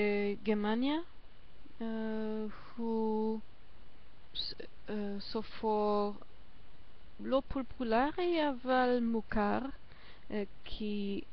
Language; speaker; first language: Hebrew; non-native, learner; German